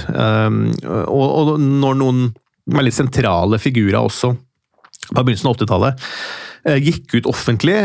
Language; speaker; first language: Norwegian; native; Norwegian